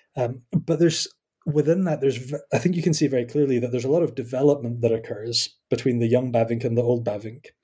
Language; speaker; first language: English; native; English